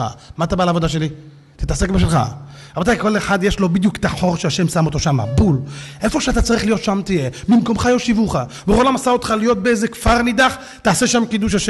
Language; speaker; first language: Hebrew; native; Hebrew